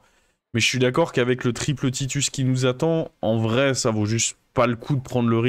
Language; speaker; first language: French; native; French